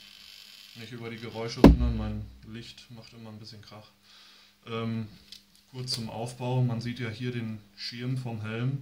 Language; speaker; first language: German; native; German